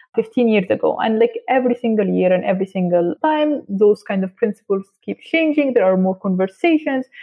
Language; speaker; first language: English; non-native, fluent; Arabic